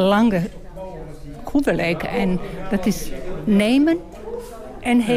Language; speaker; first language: Dutch; non-native, learner; Bosnian